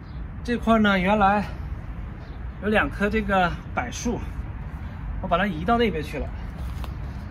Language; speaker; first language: Chinese; native; Chinese